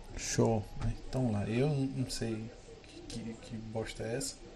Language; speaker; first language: Portuguese; native; Portuguese